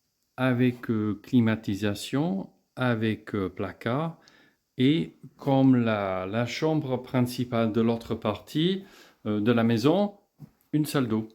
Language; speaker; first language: French; non-native, fluent; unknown